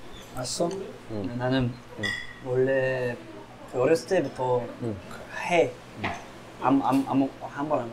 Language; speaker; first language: Korean; non-native, fluent; English